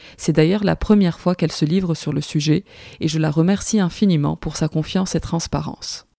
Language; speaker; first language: French; native; French